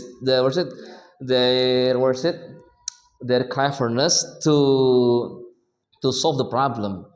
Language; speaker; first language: English; non-native, learner; Indonesian